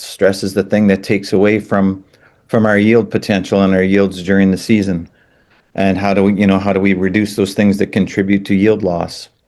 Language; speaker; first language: English; native; English